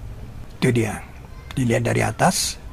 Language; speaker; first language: Indonesian; native; Indonesian